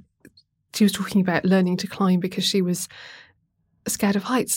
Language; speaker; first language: English; native; English